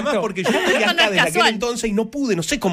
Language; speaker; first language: Spanish; native; Spanish